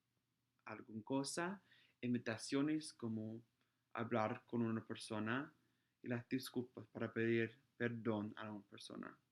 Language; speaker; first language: Spanish; non-native, fluent; English